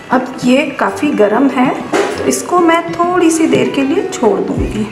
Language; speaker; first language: Hindi; native; Hindi